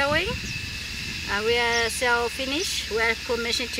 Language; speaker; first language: English; non-native, learner; Hmong